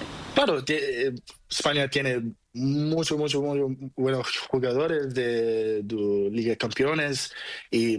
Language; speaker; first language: Spanish; non-native, learner; Portuguese